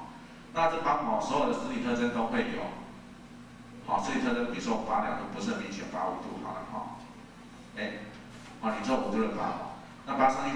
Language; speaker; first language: Chinese; native; Chinese